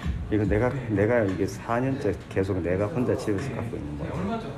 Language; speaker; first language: Korean; native; Korean